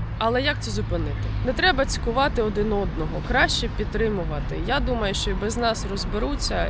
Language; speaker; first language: Ukrainian; native; Ukrainian